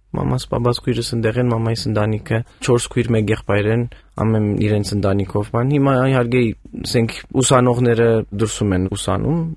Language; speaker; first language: Armenian; early bilingual, heritage; Armenian